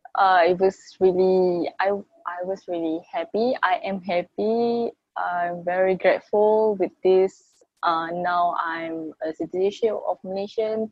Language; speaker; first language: English; non-native, local second language; Malay